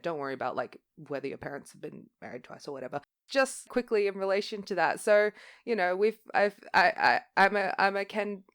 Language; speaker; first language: English; native; English